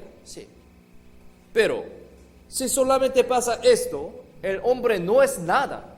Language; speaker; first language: Spanish; non-native, fluent; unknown